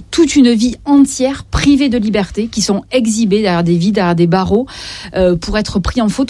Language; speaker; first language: French; native; French